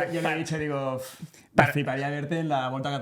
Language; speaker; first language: Spanish; native; Spanish